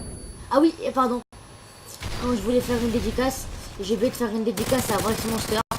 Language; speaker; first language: French; native; French